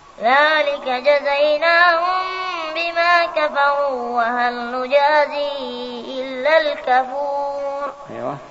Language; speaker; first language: Arabic; native; Arabic